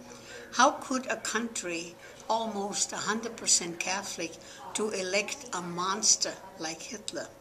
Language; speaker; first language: English; non-native, fluent; German